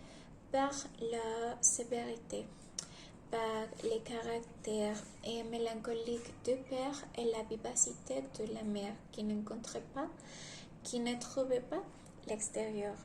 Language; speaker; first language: French; non-native, learner; Spanish